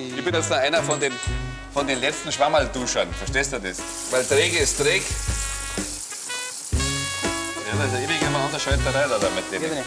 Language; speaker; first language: German; native; German